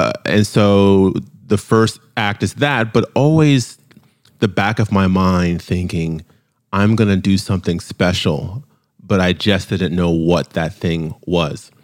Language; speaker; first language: English; early bilingual, other home language; Yoruba